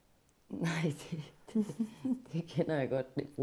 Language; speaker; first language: Danish; native; Danish